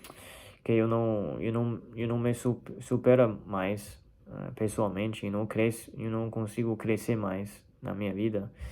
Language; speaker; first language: Portuguese; non-native, fluent; Chinese